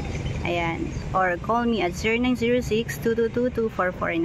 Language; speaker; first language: Filipino; native; Filipino